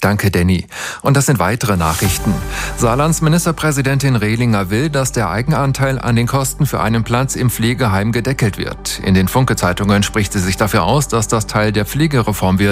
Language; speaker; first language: German; native; German